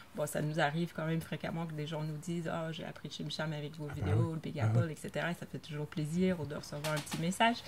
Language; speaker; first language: French; native; French